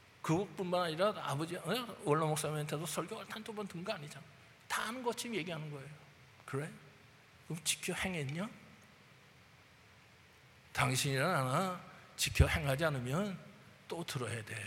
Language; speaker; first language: Korean; native; Korean